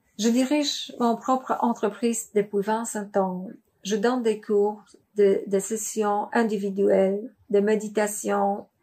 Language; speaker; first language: French; non-native, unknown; Polish